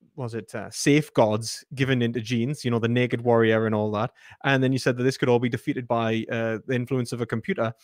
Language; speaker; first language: English; native; English